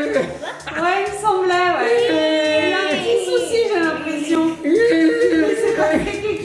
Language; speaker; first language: French; native; French